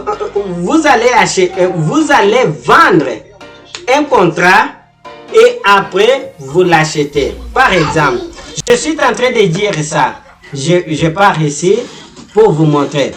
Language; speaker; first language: French; non-native, fluent; Portuguese